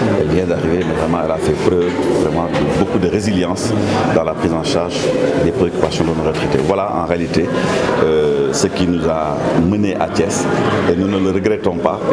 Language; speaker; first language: French; non-native, local second language; Wolof